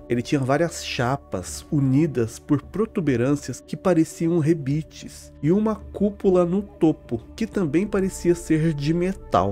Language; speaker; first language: Portuguese; native; Portuguese